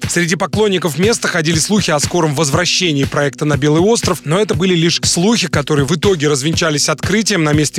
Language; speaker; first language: Russian; native; Russian